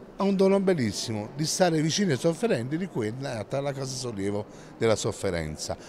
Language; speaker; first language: Italian; native; Italian